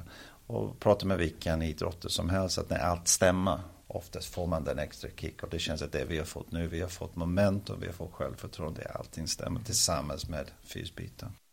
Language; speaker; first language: Swedish; early bilingual, heritage; Swedish